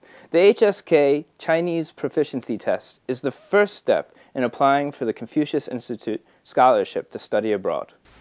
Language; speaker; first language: English; native; English